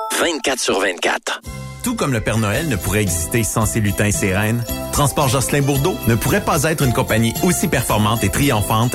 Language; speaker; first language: French; native; French